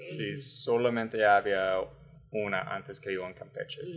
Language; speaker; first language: Spanish; non-native, learner; English